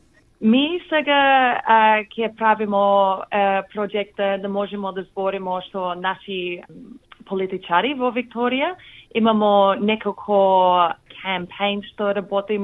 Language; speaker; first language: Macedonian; early bilingual, heritage; English